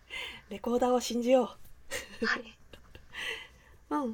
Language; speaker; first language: Japanese; native; Japanese